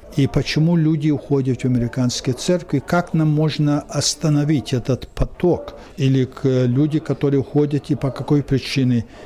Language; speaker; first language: Russian; early bilingual, heritage; Russian